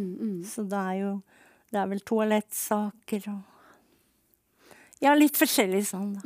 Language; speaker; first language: Norwegian; native; Norwegian